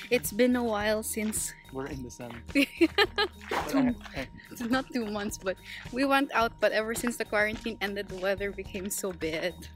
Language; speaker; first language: English; non-native, local second language; Filipino